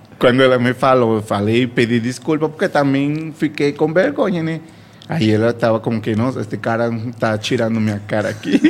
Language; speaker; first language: Portuguese; non-native, fluent; Spanish